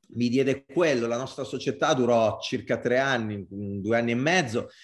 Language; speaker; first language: Italian; native; Italian